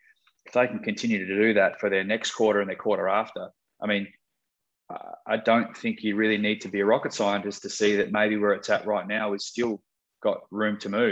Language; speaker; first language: English; native; English